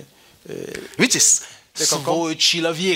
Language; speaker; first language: Russian; native; Russian